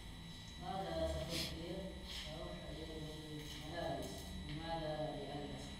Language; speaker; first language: Arabic; non-native, learner; Indonesian